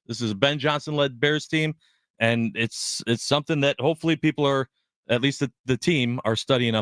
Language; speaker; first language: English; native; English